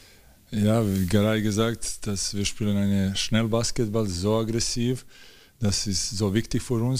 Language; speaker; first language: German; non-native, learner; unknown